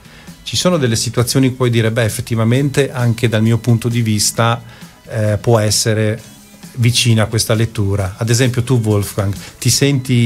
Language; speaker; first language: Italian; native; Italian